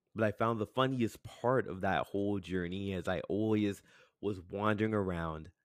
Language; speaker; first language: English; native; English